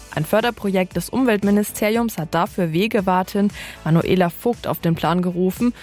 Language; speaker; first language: German; native; German